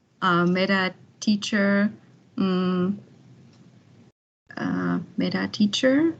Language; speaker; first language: Hindi; non-native, learner; German